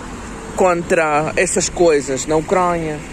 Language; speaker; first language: Portuguese; non-native, learner; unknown